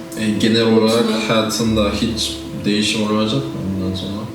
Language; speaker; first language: Turkish; non-native, learner; Haitian Creole